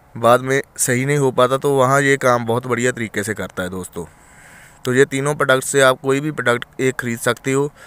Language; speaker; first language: Hindi; native; Hindi